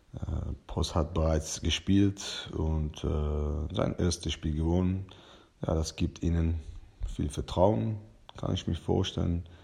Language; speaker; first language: German; non-native, fluent; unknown